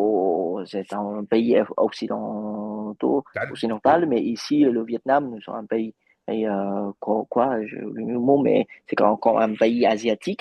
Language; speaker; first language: French; non-native, fluent; Vietnamese